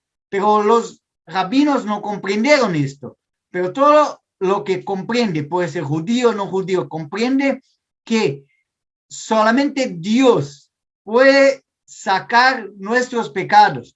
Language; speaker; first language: Spanish; non-native, fluent; Portuguese